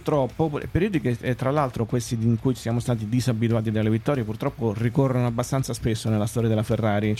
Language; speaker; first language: Italian; native; Italian